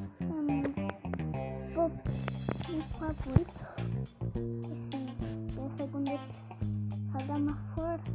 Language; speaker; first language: Portuguese; non-native, learner; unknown